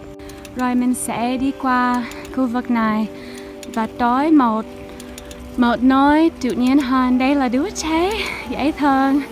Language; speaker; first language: Vietnamese; non-native, fluent; English